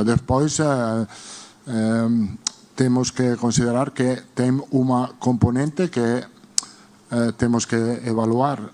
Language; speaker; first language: Portuguese; non-native, learner; Spanish